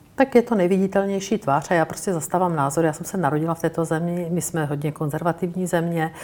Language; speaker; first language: Czech; native; Czech